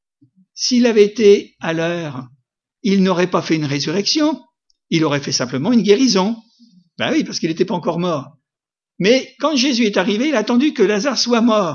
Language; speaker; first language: French; native; French